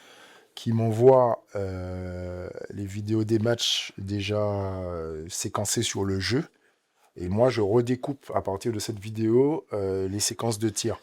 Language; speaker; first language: French; native; French